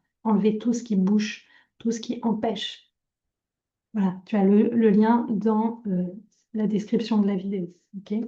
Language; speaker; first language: French; native; French